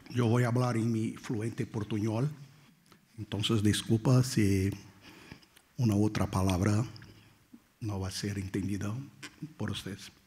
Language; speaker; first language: Spanish; non-native, fluent; Portuguese